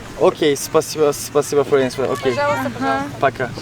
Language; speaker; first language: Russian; non-native, learner; Turkish